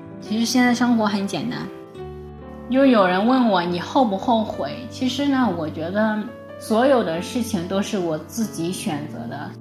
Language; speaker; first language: Chinese; native; Chinese